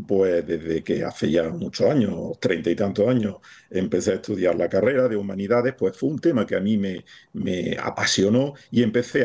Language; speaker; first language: Spanish; native; Spanish